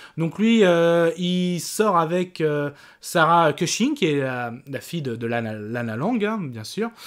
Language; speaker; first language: French; native; French